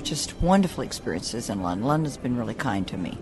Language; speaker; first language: English; native; English